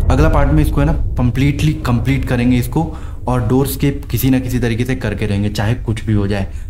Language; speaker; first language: Hindi; native; Hindi